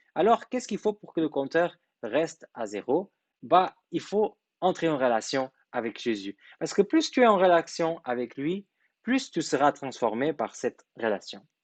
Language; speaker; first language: French; non-native, fluent; Portuguese